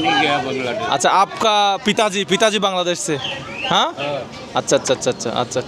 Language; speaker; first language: Hindi; non-native, learner; Bangla